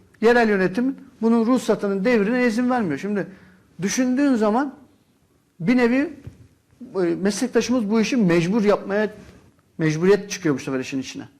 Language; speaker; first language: Turkish; native; Turkish